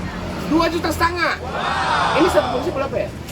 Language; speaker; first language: Indonesian; non-native, fluent; Japanese